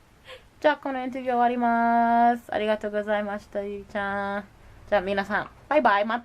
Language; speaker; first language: Japanese; non-native, learner; English